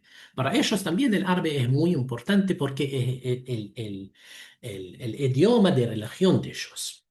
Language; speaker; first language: Spanish; non-native, fluent; Arabic